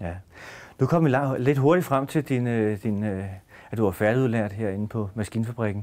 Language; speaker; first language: Danish; native; Danish